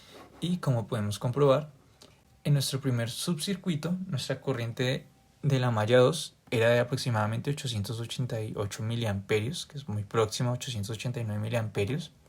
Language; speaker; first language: Spanish; native; Spanish